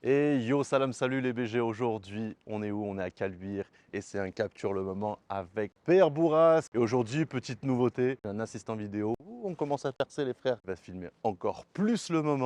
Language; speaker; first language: French; native; French